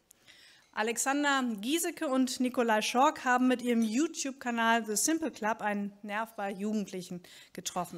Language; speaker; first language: German; native; German